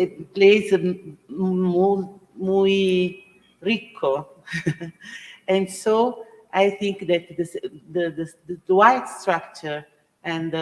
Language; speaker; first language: English; non-native, learner; Italian